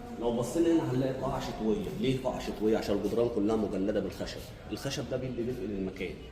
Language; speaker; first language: Egyptian Arabic; native; Egyptian Arabic